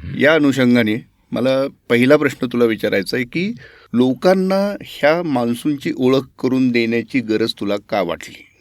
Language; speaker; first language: Marathi; native; Marathi